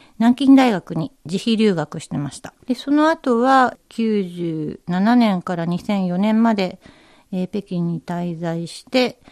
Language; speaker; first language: Japanese; native; Japanese